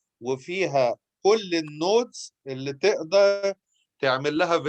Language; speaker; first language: Arabic; native; Arabic